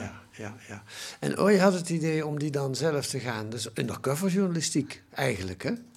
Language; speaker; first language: Dutch; native; Dutch